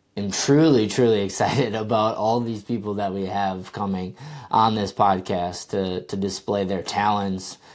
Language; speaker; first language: English; native; English